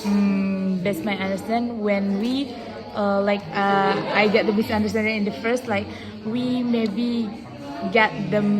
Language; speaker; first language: English; non-native, learner; Indonesian